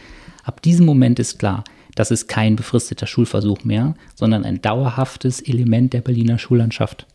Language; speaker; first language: German; native; German